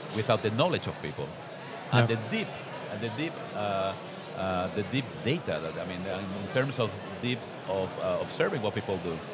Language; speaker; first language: English; non-native, fluent; Spanish